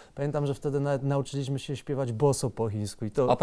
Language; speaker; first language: Polish; native; Polish